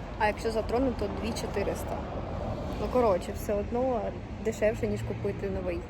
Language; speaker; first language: Ukrainian; native; Ukrainian